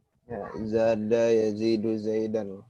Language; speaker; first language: Arabic; non-native, learner; Indonesian